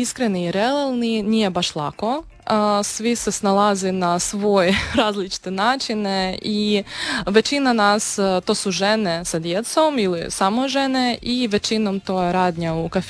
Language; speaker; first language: Croatian; non-native, fluent; Ukrainian